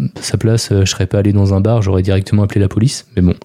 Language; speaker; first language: French; native; French